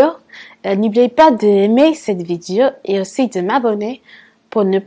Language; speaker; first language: French; non-native, fluent; English